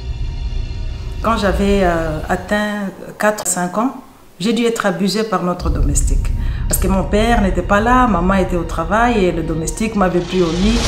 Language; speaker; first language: French; non-native, local second language; Lingala